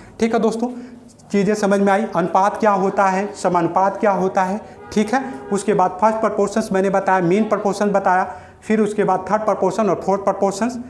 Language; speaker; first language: Hindi; native; Hindi